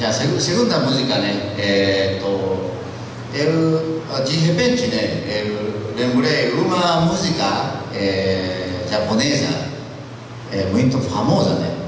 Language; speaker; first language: Portuguese; non-native, learner; Japanese